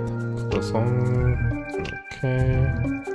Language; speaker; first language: Japanese; non-native, learner; English